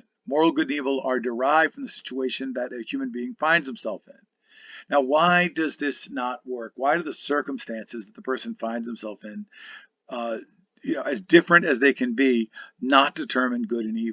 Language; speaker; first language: English; native; English